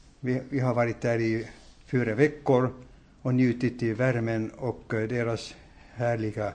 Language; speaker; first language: Swedish; non-native, learner; Finnish